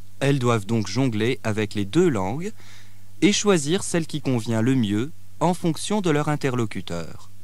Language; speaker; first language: French; native; French